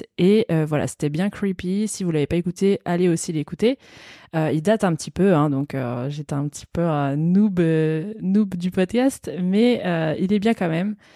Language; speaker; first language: French; native; French